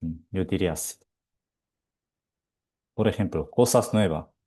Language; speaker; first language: Spanish; non-native, fluent; Korean